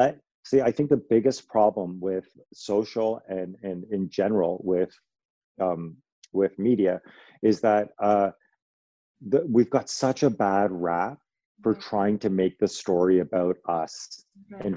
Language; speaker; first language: English; native; English